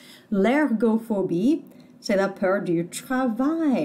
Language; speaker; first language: French; non-native, fluent; English